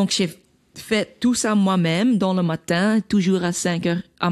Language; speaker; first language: French; non-native, learner; Dutch